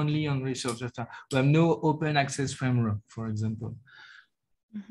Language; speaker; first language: English; non-native, learner; French